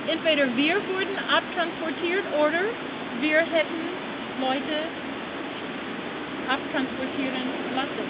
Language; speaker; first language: German; non-native, learner; English